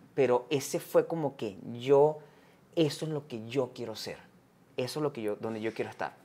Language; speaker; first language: Spanish; native; Spanish